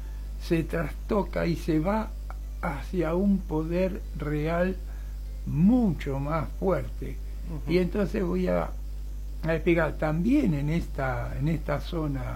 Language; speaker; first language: Spanish; native; Spanish